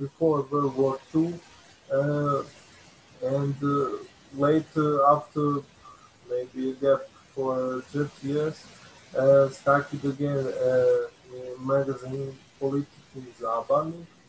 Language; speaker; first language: English; non-native, learner; Bosnian